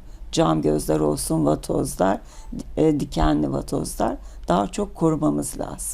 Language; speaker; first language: Turkish; native; Turkish